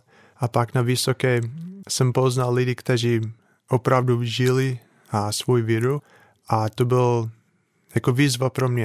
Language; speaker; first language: Czech; non-native, fluent; English